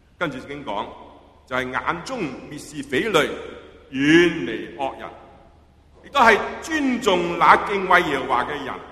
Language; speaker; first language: Chinese; non-native, local second language; Cantonese